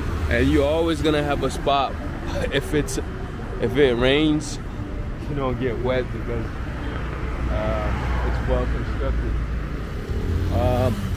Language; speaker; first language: English; native; English